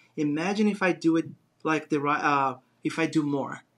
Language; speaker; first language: English; non-native, fluent; Portuguese